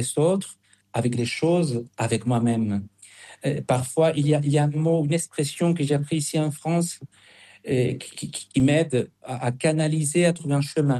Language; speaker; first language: French; non-native, fluent; Spanish